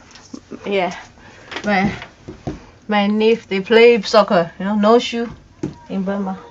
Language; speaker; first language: English; non-native, learner; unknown